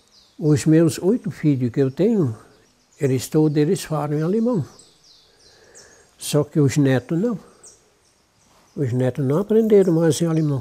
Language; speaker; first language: Portuguese; non-native, local second language; German